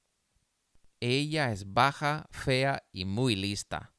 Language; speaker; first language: Spanish; non-native, fluent; English